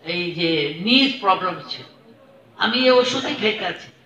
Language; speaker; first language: Bangla; non-native, local second language; Hindi